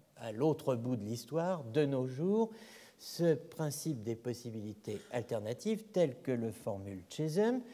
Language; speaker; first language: French; native; French